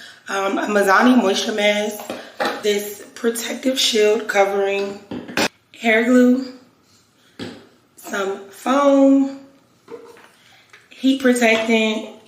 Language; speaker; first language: English; native; English